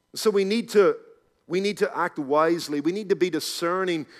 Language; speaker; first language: English; native; English